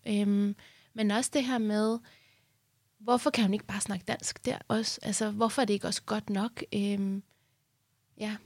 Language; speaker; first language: Danish; early bilingual, other home language; Persian